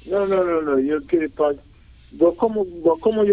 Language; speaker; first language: Spanish; non-native, learner; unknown